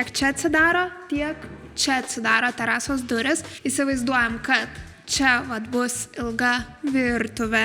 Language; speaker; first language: Lithuanian; native; Lithuanian